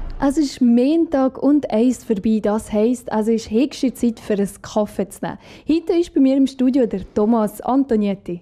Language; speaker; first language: German; native; German